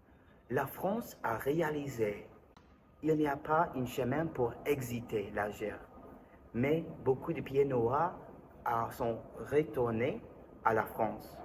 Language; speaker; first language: French; non-native, learner; English